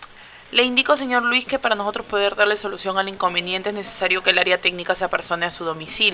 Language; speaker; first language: Spanish; native; Spanish